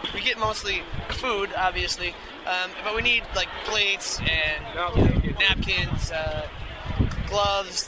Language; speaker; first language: English; native; English